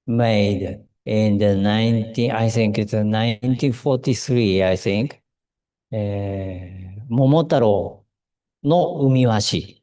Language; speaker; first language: English; non-native, learner; Japanese